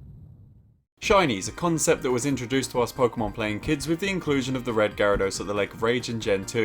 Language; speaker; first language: English; native; English